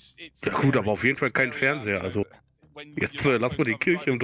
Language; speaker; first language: German; native; German